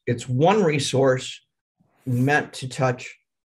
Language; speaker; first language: English; native; English